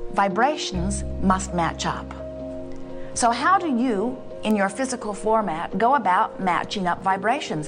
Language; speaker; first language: English; native; English